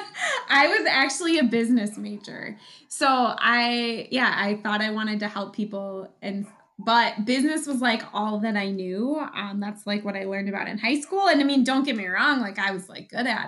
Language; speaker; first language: English; native; English